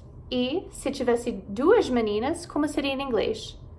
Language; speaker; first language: Portuguese; non-native, fluent; English